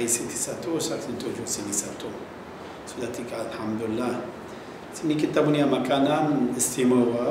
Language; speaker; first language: Indonesian; non-native, learner; Arabic